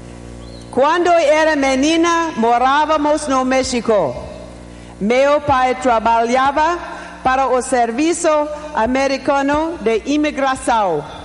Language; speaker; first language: Portuguese; non-native, learner; English